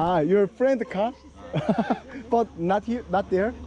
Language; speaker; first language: English; non-native, learner; Korean